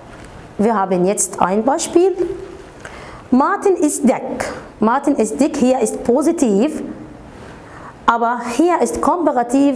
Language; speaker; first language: German; non-native, fluent; Arabic